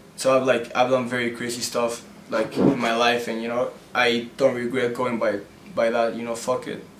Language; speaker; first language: English; early bilingual, other home language; Spanish